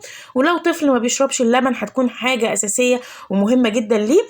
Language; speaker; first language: Arabic; native; Arabic